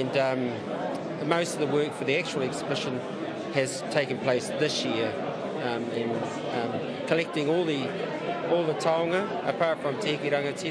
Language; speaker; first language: English; native; English